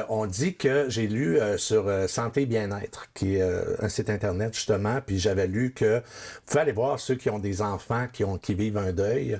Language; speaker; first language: French; native; French